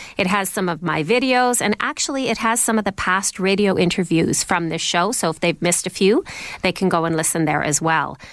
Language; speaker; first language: English; non-native, fluent; Icelandic